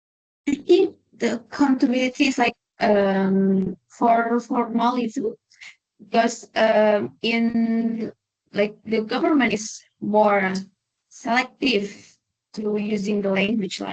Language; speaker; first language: English; non-native, learner; Indonesian